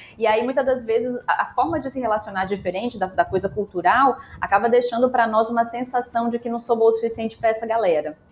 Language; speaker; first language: Portuguese; native; Portuguese